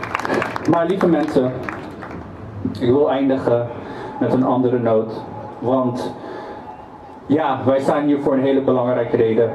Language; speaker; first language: Dutch; early bilingual, other home language; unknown